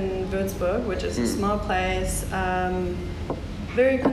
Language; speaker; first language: English; non-native, fluent; German